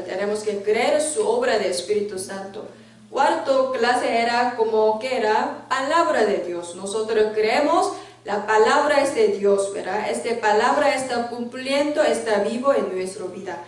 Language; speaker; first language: Spanish; non-native, learner; Korean